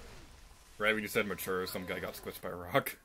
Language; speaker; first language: English; native; English